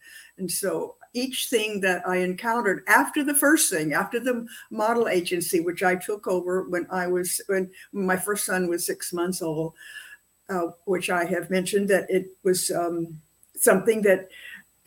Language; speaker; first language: English; native; English